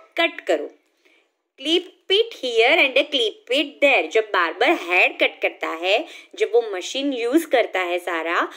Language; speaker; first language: Hindi; non-native, local second language; Gujarati